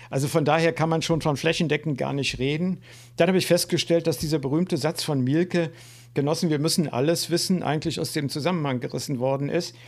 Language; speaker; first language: German; native; German